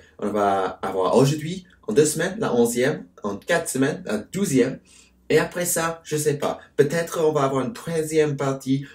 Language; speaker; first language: French; non-native, fluent; English